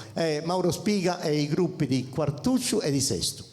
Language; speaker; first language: Italian; native; Italian